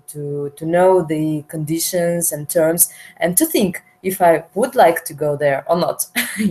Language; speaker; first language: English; non-native, learner; Russian